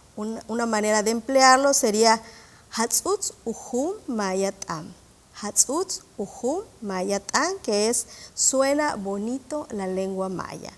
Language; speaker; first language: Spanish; non-native, local second language; Yucateco